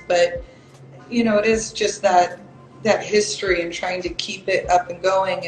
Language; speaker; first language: English; native; English